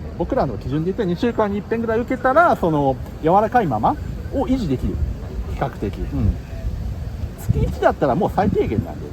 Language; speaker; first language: Japanese; native; Japanese